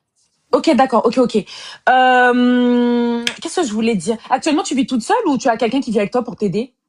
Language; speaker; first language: French; native; French